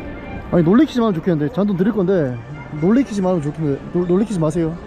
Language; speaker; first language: Korean; native; Korean